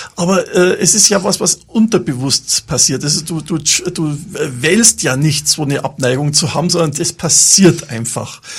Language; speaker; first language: German; native; German